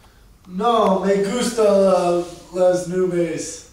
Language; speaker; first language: Spanish; non-native, learner; English